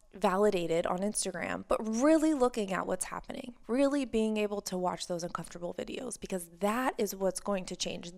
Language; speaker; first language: English; native; English